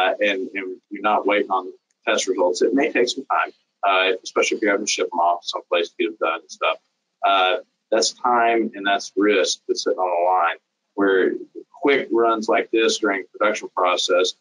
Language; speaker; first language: English; native; English